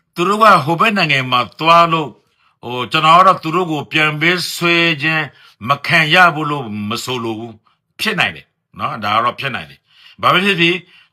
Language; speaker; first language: Burmese; non-native, local second language; Rohingya